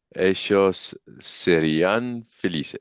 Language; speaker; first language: Spanish; non-native, learner; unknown